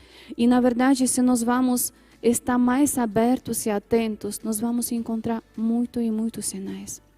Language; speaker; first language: Portuguese; non-native, fluent; Polish